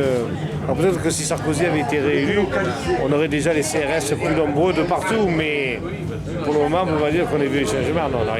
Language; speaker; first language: French; native; French